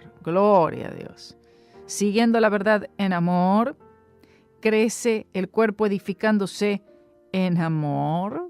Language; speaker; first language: Spanish; native; Spanish